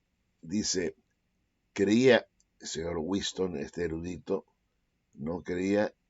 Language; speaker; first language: Spanish; native; Spanish